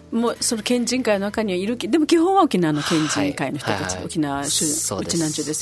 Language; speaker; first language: Japanese; native; Japanese